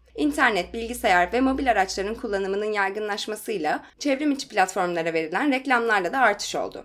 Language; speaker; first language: Turkish; native; Turkish